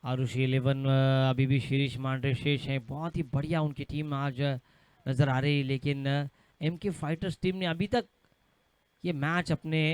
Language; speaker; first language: Hindi; non-native, local second language; Marathi